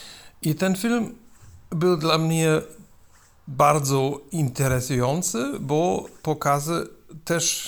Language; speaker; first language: Polish; non-native, learner; German